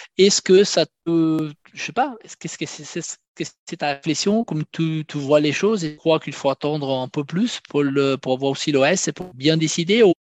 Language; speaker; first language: French; non-native, fluent; Italian